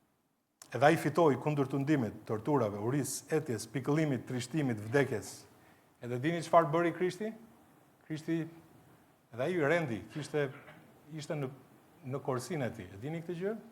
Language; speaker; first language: Albanian; native; Albanian